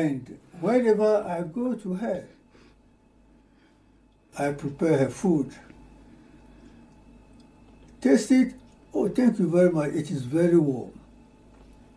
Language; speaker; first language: English; non-native, fluent; Ewe